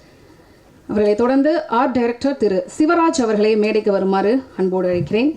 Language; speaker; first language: Tamil; native; Tamil